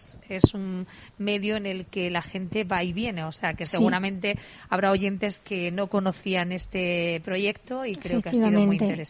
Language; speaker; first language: Spanish; native; Spanish